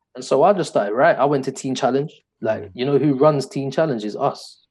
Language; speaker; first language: English; native; English